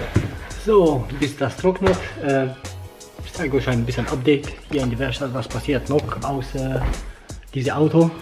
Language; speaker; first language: German; non-native, fluent; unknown